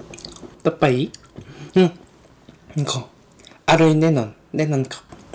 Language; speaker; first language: Thai; non-native, learner; Korean